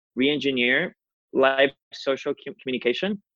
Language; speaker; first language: English; non-native, fluent; Portuguese